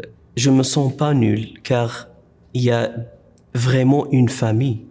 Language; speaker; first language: French; non-native, fluent; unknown